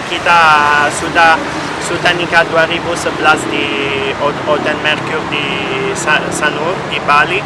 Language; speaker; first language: Indonesian; non-native, learner; Italian